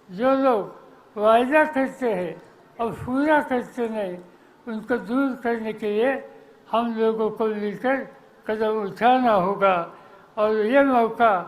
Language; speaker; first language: Hindi; non-native, local second language; Marathi